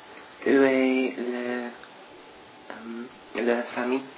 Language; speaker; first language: French; non-native, learner; English